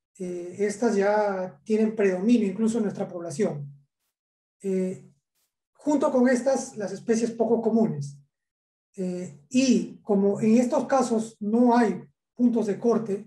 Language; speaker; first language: Spanish; native; Spanish